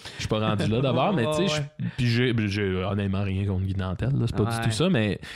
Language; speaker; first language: French; native; French